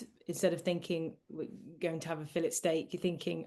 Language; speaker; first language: English; native; English